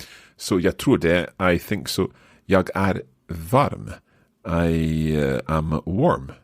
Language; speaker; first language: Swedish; non-native, learner; English